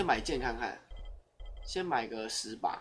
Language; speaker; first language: Chinese; native; Chinese